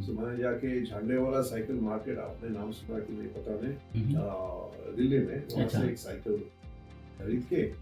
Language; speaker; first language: Hindi; non-native, local second language; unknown